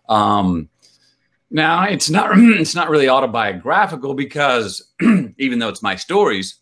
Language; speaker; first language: English; native; English